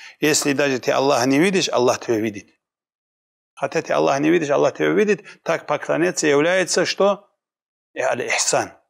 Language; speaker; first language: Russian; non-native, local second language; Kumyk